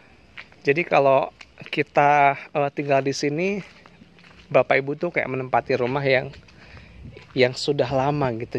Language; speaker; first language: Indonesian; native; Indonesian